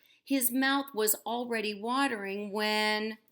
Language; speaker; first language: English; native; English